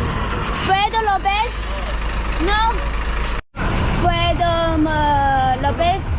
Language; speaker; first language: Spanish; non-native, learner; Chinese